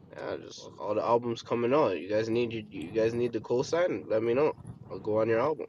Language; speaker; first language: English; native; English